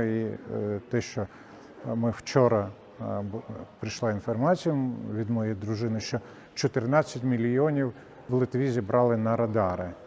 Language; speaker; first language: Ukrainian; non-native, fluent; Lithuanian